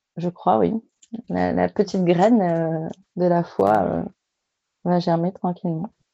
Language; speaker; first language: French; native; French